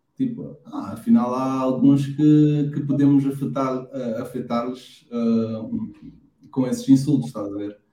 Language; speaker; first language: Portuguese; non-native, local second language; Kabuverdianu